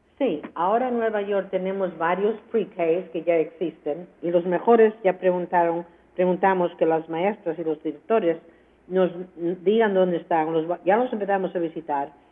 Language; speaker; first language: Spanish; early bilingual, heritage; Spanish